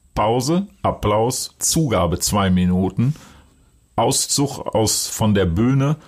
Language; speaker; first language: German; native; German